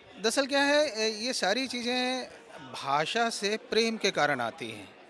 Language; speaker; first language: Hindi; native; Hindi